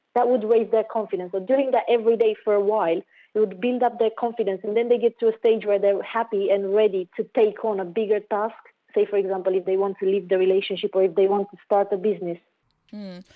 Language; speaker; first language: English; non-native, fluent; Romanian